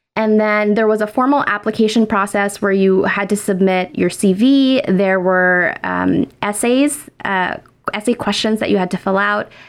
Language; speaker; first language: English; non-native, local second language; Filipino